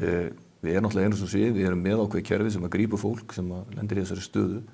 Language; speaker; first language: Icelandic; native; Icelandic